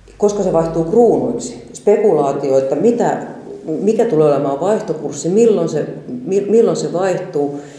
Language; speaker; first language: Finnish; native; Finnish